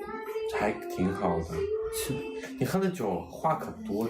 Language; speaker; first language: Chinese; native; Chinese